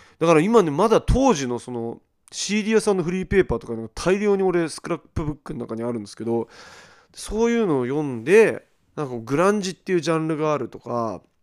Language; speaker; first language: Japanese; native; Japanese